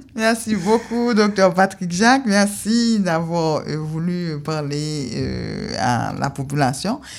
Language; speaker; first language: French; non-native, local second language; Haitian Creole